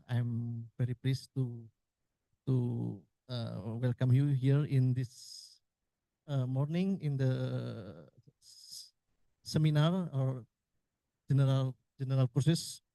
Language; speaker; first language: English; non-native, learner; Indonesian